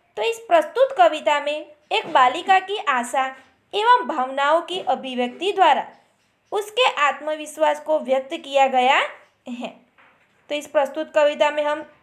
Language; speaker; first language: Hindi; non-native, local second language; Gujarati